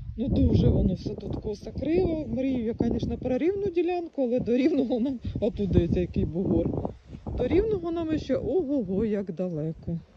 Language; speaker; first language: Ukrainian; native; Ukrainian